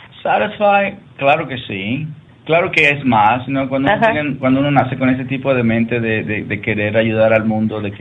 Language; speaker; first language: Spanish; native; Spanish